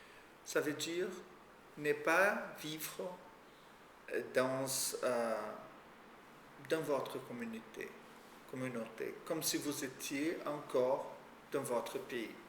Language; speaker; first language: French; non-native, fluent; Portuguese